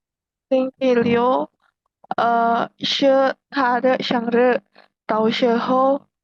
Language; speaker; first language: Chinese; non-native, learner; Indonesian